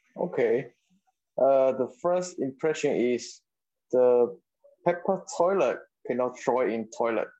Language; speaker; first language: English; non-native, local second language; Chinese